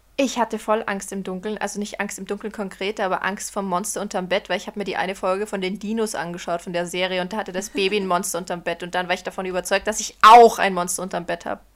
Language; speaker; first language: German; early bilingual, other home language; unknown